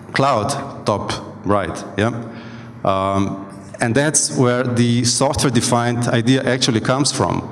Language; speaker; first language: English; non-native, fluent; Slovenian